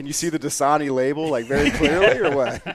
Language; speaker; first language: English; native; English